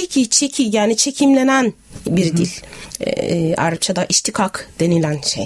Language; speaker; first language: Turkish; non-native, fluent; Arabic